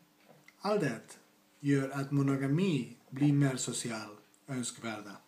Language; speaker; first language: Swedish; non-native, fluent; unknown